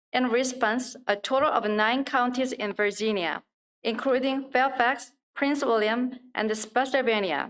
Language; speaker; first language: English; non-native, fluent; Korean